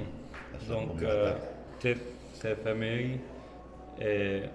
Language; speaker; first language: French; non-native, learner; English